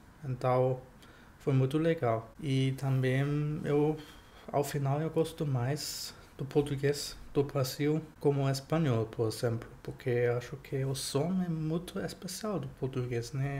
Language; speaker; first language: Portuguese; non-native, fluent; German